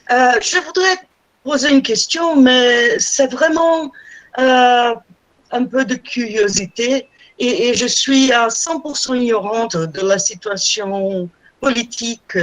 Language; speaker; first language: French; non-native, fluent; Portuguese